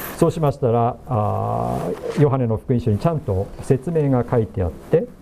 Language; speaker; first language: Japanese; native; Japanese